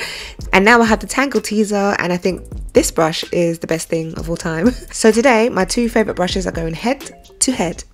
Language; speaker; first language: English; native; English